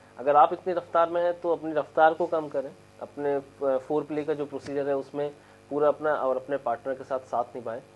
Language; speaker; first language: Hindi; native; Hindi